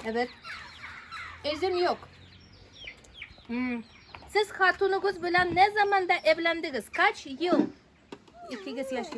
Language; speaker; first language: Turkish; non-native, learner; Russian